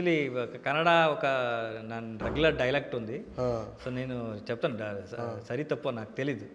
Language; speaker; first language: Telugu; non-native, learner; Kannada